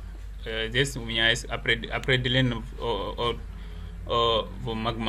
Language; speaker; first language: Russian; non-native, learner; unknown